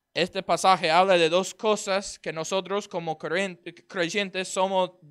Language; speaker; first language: Spanish; non-native, fluent; English